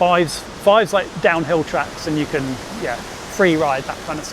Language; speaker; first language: English; native; English